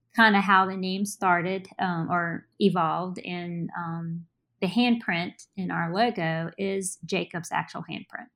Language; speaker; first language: English; native; English